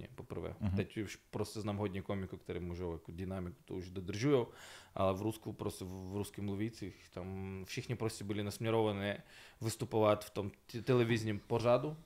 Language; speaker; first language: Czech; non-native, fluent; Russian